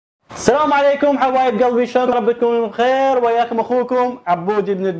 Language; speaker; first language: Arabic; native; Arabic